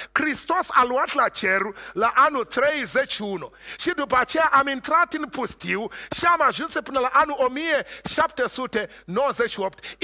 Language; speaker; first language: Romanian; non-native, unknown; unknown